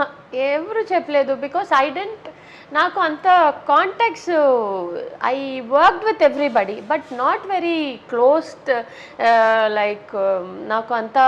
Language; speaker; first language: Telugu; non-native, learner; Tamil